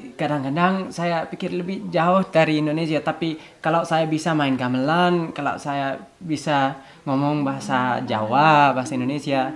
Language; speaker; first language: Indonesian; early bilingual, heritage; English